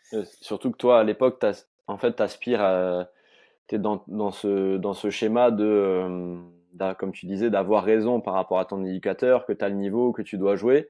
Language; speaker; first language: French; native; French